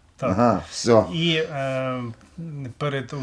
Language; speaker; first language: Ukrainian; non-native, local second language; Russian